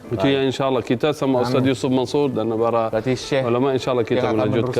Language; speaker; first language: Indonesian; non-native, fluent; Arabic